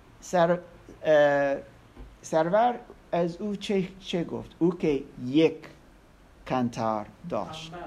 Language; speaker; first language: Persian; non-native, learner; English